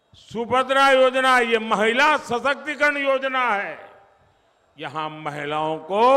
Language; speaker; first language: Hindi; non-native, local second language; Gujarati